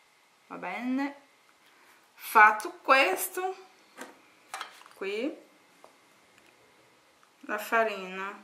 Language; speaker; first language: Italian; non-native, learner; Portuguese